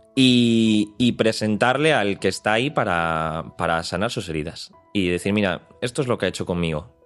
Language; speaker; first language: Spanish; native; Spanish